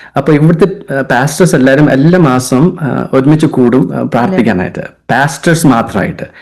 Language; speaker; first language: Malayalam; early bilingual, heritage; Hindi